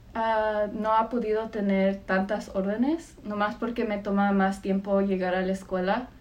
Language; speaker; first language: Spanish; early bilingual, heritage; Spanish